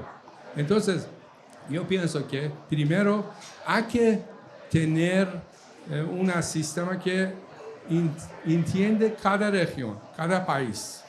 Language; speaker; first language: Spanish; non-native, fluent; Persian